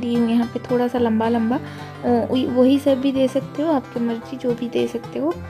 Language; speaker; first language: Hindi; non-native, local second language; Odia